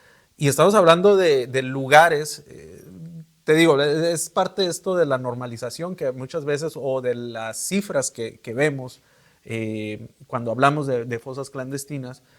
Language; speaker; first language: Spanish; native; Spanish